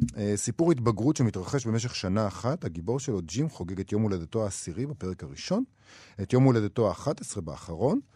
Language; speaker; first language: Hebrew; native; Hebrew